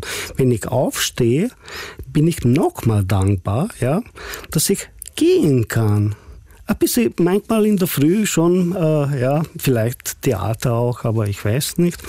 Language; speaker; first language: German; non-native, fluent; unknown